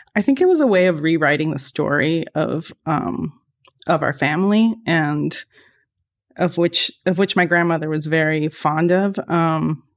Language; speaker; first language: English; early bilingual, other home language; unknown